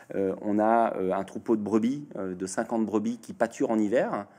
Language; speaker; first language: French; native; French